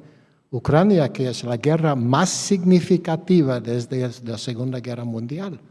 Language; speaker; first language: Spanish; non-native, fluent; English